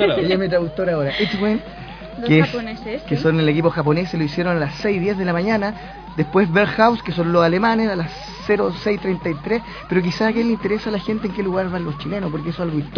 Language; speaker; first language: Spanish; native; Spanish